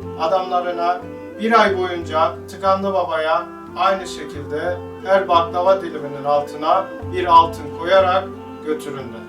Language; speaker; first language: Turkish; native; Turkish